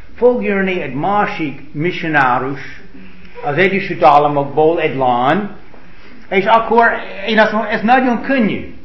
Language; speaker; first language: Hungarian; non-native, fluent; English